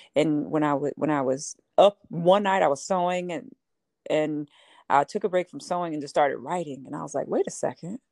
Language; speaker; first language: English; native; English